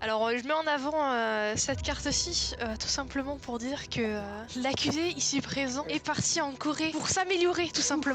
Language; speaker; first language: French; native; French